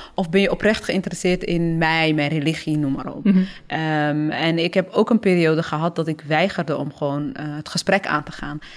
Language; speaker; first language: Dutch; early bilingual, other home language; Somali